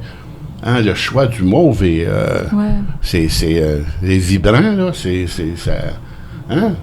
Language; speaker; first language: French; native; French